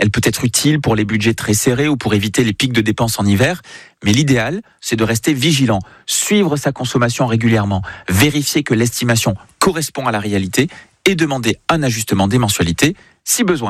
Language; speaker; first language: French; native; French